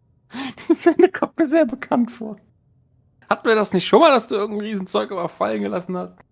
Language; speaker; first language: German; native; German